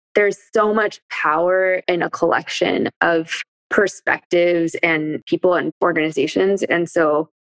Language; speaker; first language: English; native; English